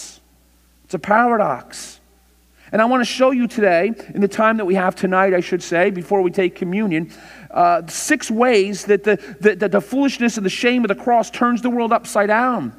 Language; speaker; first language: English; native; English